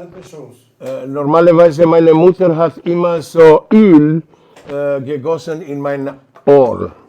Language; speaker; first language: German; non-native, learner; Albanian